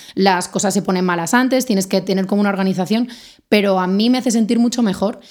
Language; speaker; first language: Spanish; native; Spanish